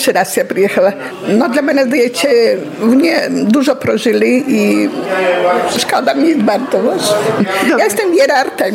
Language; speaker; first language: Polish; non-native, local second language; Ukrainian